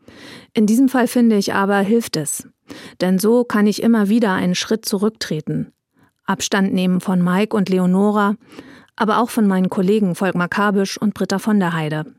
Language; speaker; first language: German; native; German